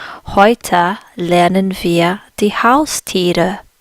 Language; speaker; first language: German; non-native, fluent; English